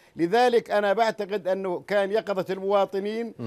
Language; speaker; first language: Arabic; native; Arabic